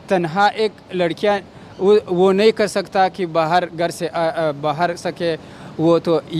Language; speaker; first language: Hindi; non-native, learner; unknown